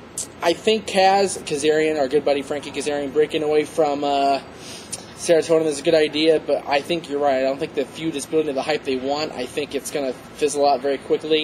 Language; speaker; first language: English; native; English